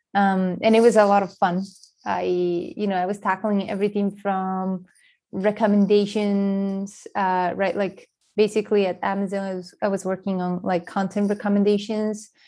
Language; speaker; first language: English; non-native, fluent; Spanish